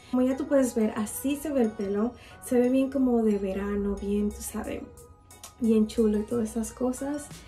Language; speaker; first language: Spanish; early bilingual, heritage; Spanish